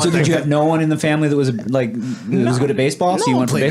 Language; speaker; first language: English; native; English